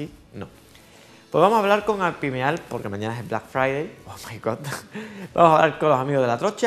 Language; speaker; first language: Spanish; native; Spanish